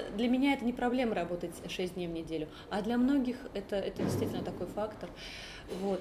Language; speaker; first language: Russian; native; Russian